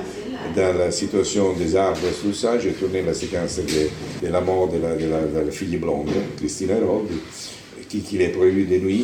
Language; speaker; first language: French; non-native, learner; Italian